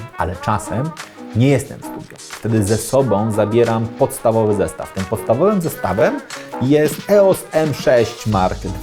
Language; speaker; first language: Polish; native; Polish